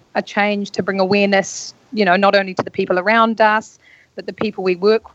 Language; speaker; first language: English; native; English